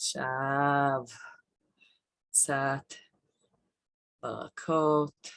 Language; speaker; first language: Hebrew; non-native, fluent; English